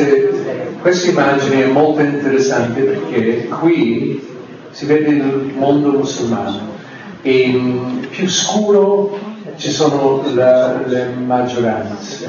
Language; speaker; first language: Italian; non-native, fluent; English